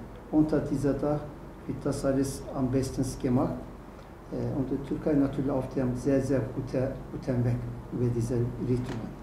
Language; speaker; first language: German; non-native, learner; Turkish